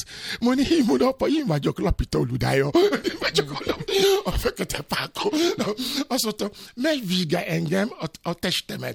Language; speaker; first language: Hungarian; non-native, fluent; Yoruba